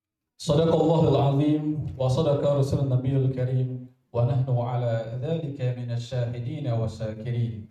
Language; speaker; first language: Arabic; non-native, fluent; Indonesian